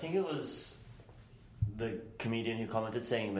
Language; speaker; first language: English; native; English